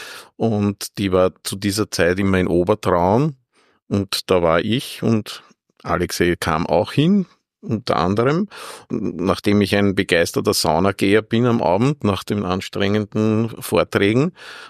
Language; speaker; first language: German; native; German